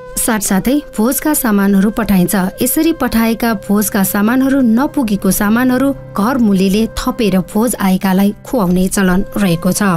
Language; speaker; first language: Nepali; non-native, local second language; Newari